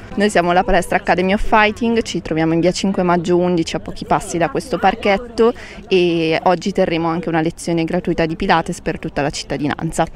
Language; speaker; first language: Italian; native; Italian